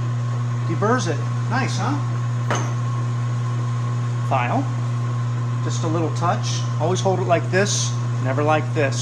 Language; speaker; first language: English; native; English